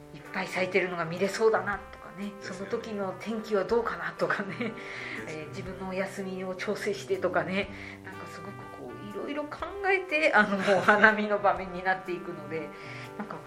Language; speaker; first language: Japanese; native; Japanese